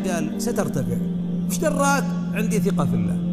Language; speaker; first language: Arabic; native; Arabic